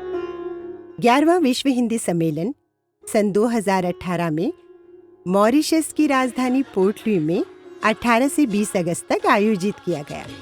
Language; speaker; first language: Hindi; native; Hindi